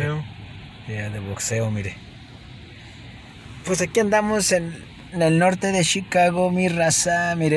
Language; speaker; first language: Spanish; native; Spanish